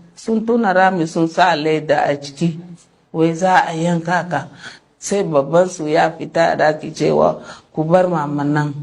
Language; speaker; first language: Hausa; non-native, local second language; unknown